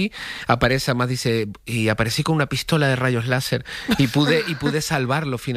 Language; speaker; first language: Spanish; native; Spanish